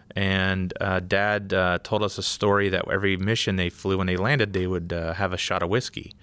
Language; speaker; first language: English; native; English